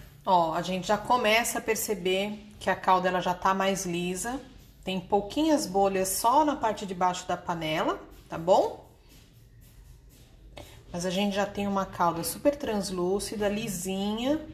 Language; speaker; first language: Portuguese; native; Portuguese